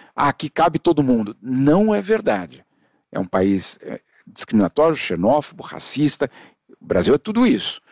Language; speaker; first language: Portuguese; early bilingual, other home language; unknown